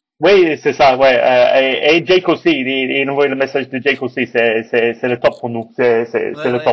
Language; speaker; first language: French; non-native, learner; English